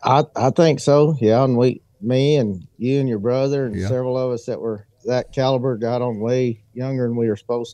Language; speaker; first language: English; native; English